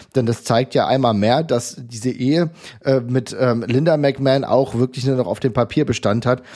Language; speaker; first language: German; native; German